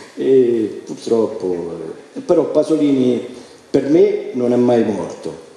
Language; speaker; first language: Italian; native; Italian